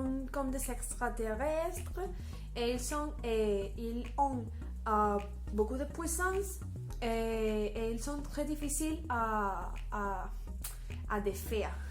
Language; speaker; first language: French; non-native, learner; Spanish